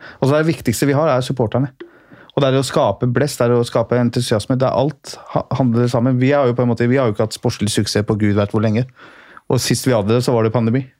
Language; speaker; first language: Norwegian; early bilingual, other home language; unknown